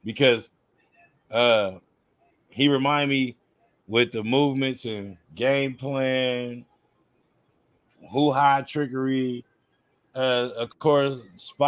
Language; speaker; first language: English; native; English